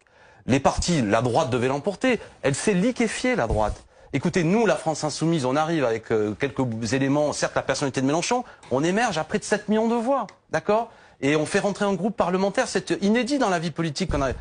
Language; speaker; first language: French; native; French